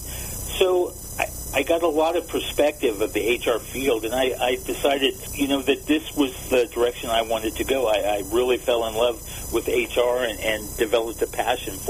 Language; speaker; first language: English; native; English